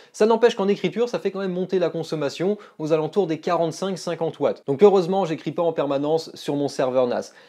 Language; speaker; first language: French; native; French